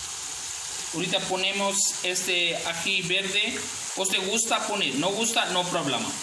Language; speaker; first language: Spanish; non-native, learner; Urdu